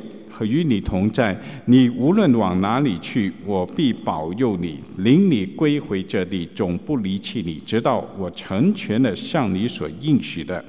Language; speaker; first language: Chinese; native; Chinese